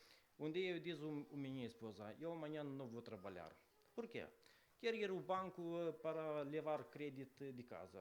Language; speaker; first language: Portuguese; non-native, learner; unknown